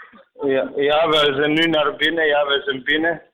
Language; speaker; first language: Dutch; non-native, fluent; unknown